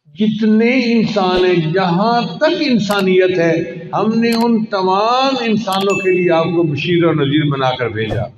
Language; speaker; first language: Urdu; non-native, local second language; Punjabi